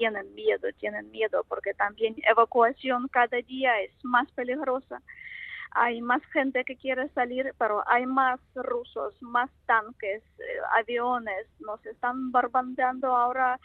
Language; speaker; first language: Spanish; non-native, fluent; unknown